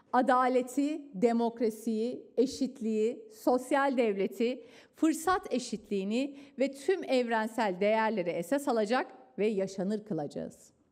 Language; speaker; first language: Turkish; native; Turkish